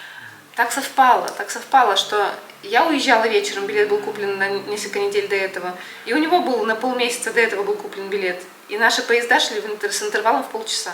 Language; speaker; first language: Russian; native; Russian